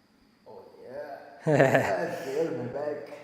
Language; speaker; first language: English; non-native, learner; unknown